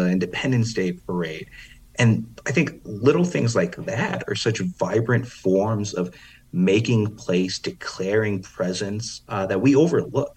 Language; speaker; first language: English; native; English